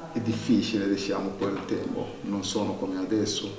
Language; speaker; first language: Italian; non-native, learner; Arabic